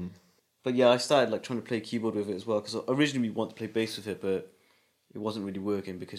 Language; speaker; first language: English; native; English